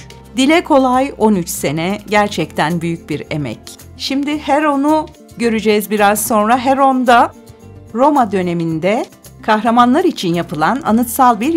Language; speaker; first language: Turkish; native; Turkish